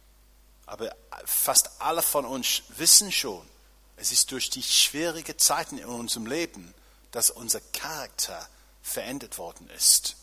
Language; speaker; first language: German; non-native, fluent; English